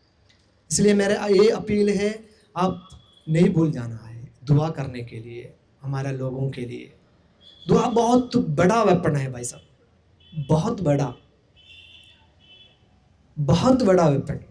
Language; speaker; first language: Hindi; non-native, local second language; Malayalam